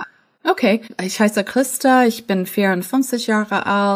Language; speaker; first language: German; non-native, fluent; English